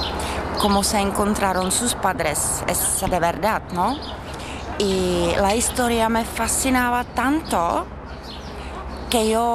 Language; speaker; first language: Spanish; non-native, fluent; Czech